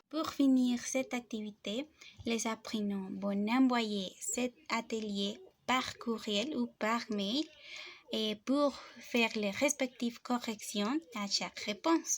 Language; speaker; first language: French; non-native, fluent; Spanish